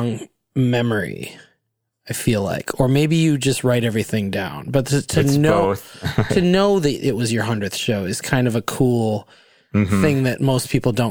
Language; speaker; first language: English; native; English